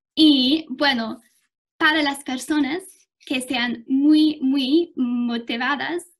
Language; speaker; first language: Spanish; non-native, fluent; English